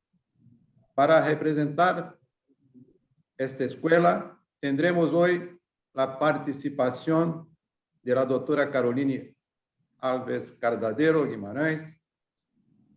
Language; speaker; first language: Spanish; non-native, fluent; Portuguese